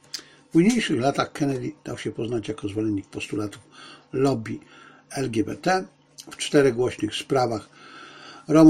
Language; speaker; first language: Polish; native; Polish